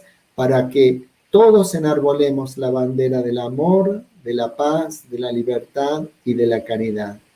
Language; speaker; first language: Spanish; native; Spanish